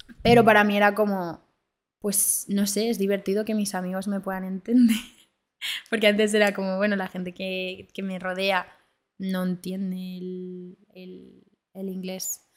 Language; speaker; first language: Spanish; early bilingual, other home language; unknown